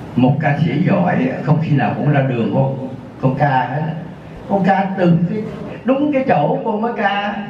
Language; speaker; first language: Vietnamese; native; Vietnamese